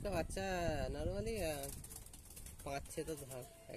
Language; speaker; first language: Hindi; non-native, local second language; Bangla